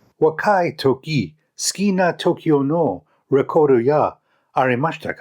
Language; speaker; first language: Japanese; non-native, learner; English